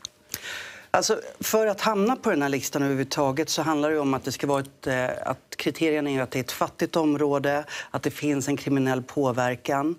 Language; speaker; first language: Swedish; native; Swedish